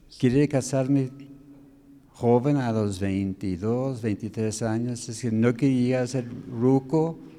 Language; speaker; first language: Spanish; non-native, fluent; English